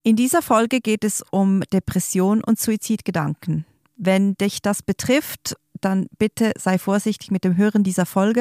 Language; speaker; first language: German; native; German